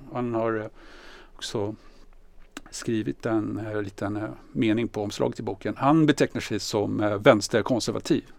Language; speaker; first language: Swedish; native; Swedish